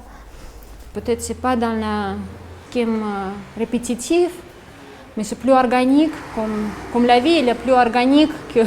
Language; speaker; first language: French; non-native, fluent; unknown